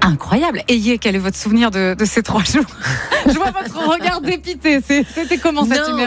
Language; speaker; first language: French; native; French